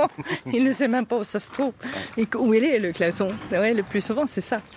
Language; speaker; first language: French; native; French